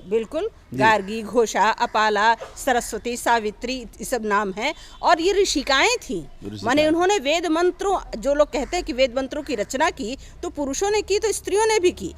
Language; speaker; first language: Hindi; native; Hindi